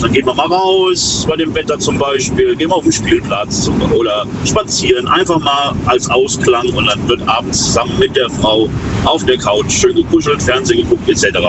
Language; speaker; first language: German; native; German